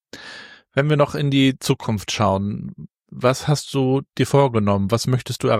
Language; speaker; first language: German; native; German